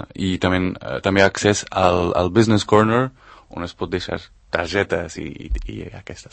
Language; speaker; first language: Catalan; non-native, fluent; Spanish